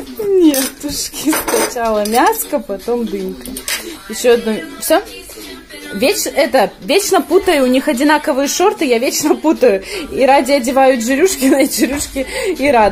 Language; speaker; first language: Russian; native; Russian